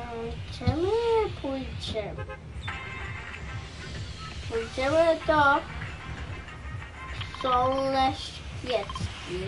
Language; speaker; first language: Polish; early bilingual, heritage; Polish